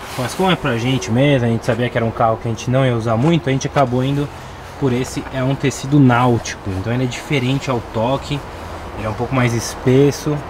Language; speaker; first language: Portuguese; native; Portuguese